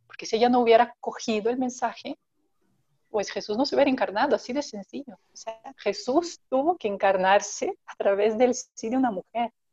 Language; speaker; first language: Spanish; non-native, fluent; Portuguese